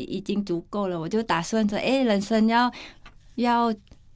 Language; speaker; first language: Chinese; non-native, fluent; Thai